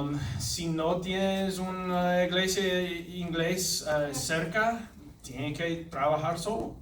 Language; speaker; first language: Spanish; non-native, learner; English